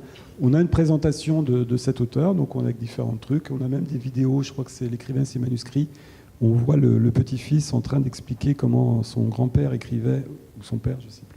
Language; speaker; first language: French; native; French